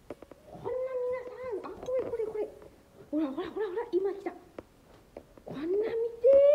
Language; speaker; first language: Japanese; non-native, learner; Lao